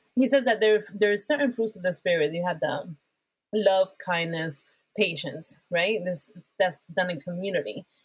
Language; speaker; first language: English; early bilingual, other home language; Spanish